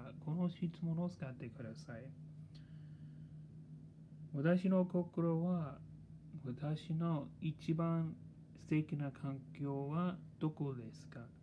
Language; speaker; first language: Japanese; non-native, learner; English